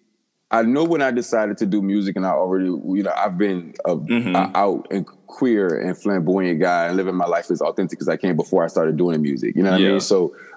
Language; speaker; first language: English; native; English